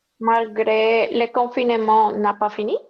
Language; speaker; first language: French; non-native, learner; Spanish